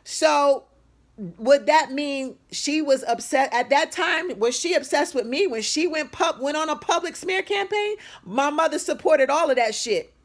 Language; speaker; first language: English; native; English